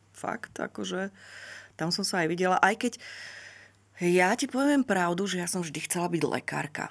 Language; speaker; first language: Slovak; native; Slovak